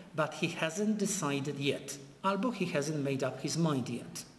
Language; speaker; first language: English; non-native, fluent; Polish